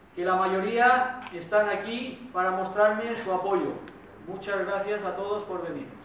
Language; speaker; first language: Spanish; non-native, local second language; Catalan